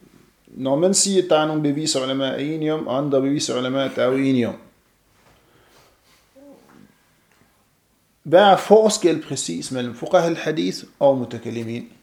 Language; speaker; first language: Danish; non-native, fluent; Arabic